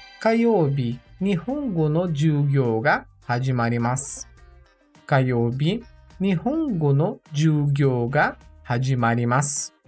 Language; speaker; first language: Japanese; non-native, learner; Portuguese